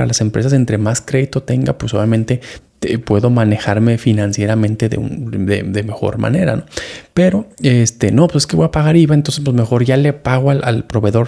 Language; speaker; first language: Spanish; native; Spanish